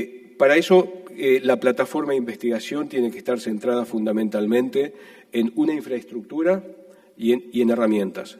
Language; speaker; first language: Spanish; native; Spanish